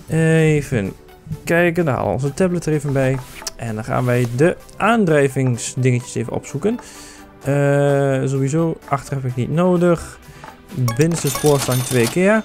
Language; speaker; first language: Dutch; native; Dutch